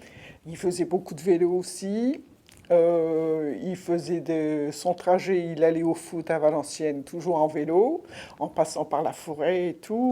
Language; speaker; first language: French; native; French